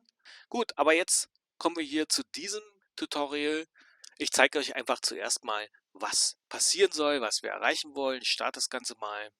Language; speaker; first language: German; native; German